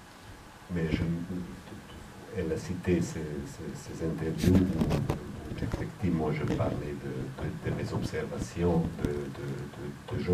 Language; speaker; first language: French; non-native, fluent; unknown